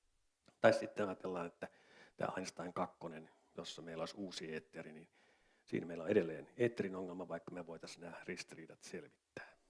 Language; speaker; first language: Finnish; native; Finnish